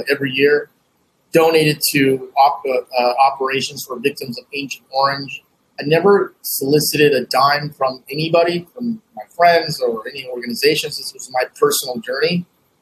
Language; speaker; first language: English; native; English